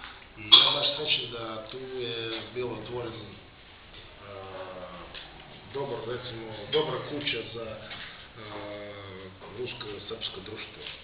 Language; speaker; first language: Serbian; non-native, learner; Russian